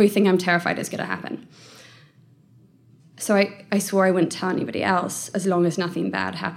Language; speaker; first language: English; native; English